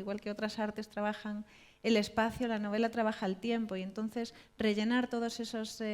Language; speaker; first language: Spanish; native; Spanish